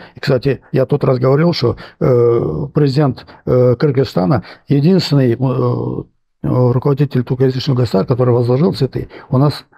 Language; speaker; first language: Russian; non-native, local second language; Armenian